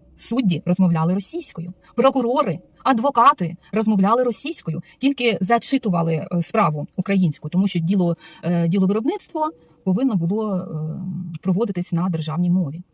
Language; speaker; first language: Ukrainian; non-native, local second language; Russian